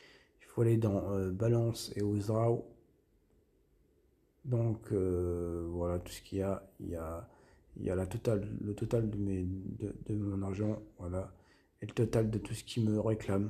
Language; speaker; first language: French; native; French